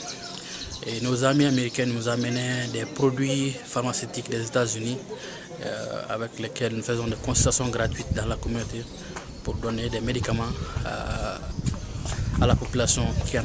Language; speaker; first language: French; non-native, local second language; Bambara